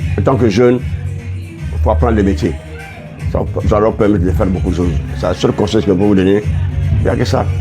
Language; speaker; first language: French; non-native, local second language; Lingala